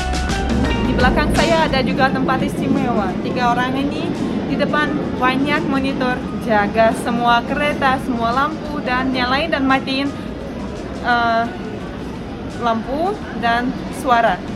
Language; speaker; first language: Indonesian; non-native, fluent; Russian